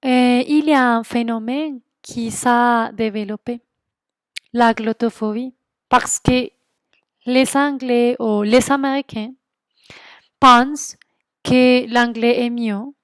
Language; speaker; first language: French; non-native, fluent; Spanish